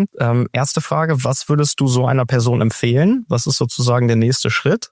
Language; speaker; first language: German; native; German